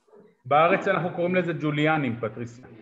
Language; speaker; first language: Hebrew; native; Hebrew